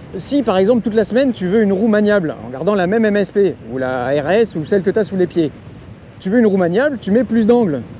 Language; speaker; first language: French; native; French